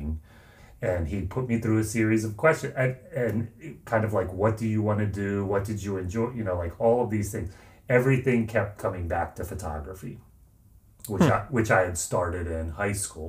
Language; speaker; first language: English; native; English